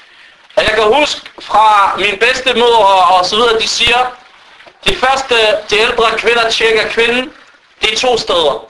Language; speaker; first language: Danish; non-native, fluent; Arabic